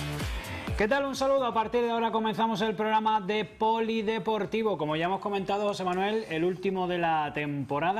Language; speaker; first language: Spanish; native; Spanish